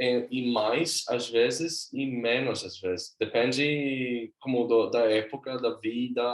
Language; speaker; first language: Portuguese; non-native, learner; Swedish